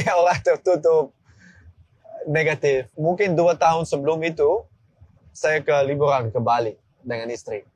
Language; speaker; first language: Indonesian; non-native, learner; Dutch